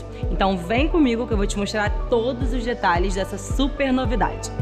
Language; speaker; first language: Portuguese; native; Portuguese